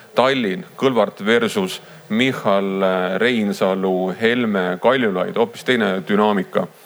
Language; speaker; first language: Estonian; native; Estonian